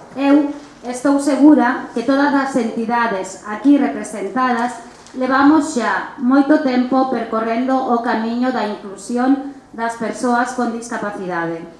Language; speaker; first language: Galician; non-native, fluent; Spanish